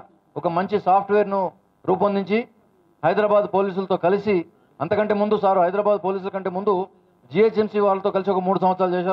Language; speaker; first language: Telugu; native; Telugu